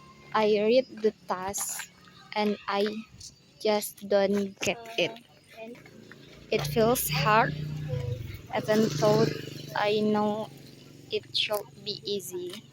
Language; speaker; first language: English; non-native, learner; Indonesian